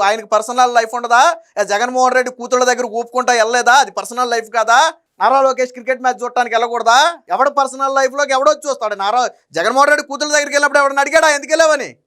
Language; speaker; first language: Telugu; native; Telugu